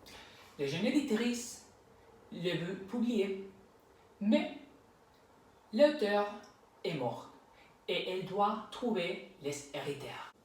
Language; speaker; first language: French; non-native, learner; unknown